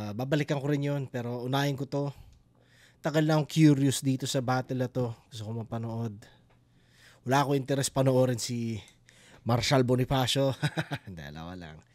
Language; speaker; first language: Filipino; native; Filipino